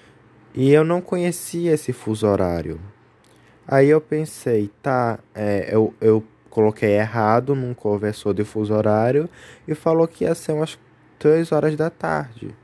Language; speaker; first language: Portuguese; native; Portuguese